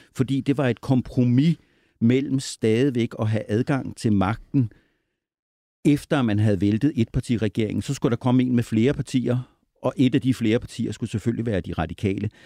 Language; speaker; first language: Danish; native; Danish